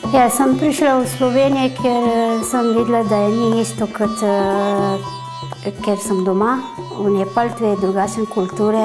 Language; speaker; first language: Slovenian; non-native, learner; Nepali